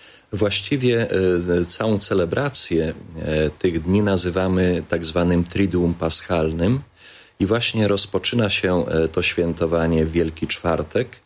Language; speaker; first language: Polish; native; Polish